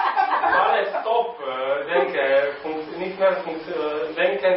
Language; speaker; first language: German; non-native, learner; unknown